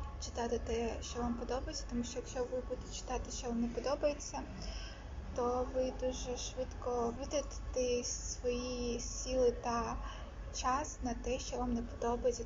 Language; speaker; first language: Ukrainian; non-native, local second language; Russian